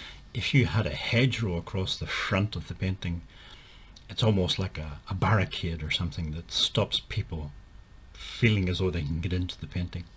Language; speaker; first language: English; native; English